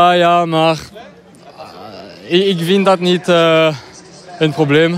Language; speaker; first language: Dutch; non-native, local second language; French